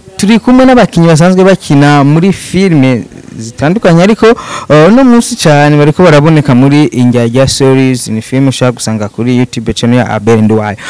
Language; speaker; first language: Rundi; native; Rundi